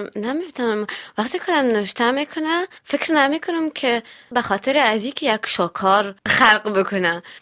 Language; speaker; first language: Persian; early bilingual, heritage; Persian